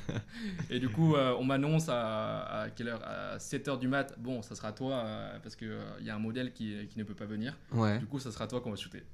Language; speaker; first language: French; non-native, fluent; Thai